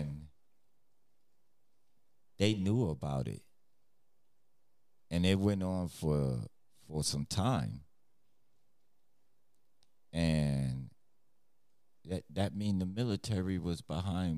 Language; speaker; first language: English; native; English